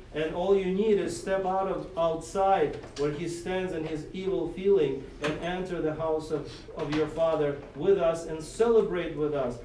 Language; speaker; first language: English; non-native, fluent; Russian